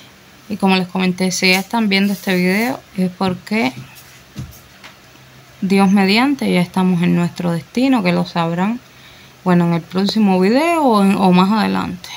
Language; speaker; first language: Spanish; native; Spanish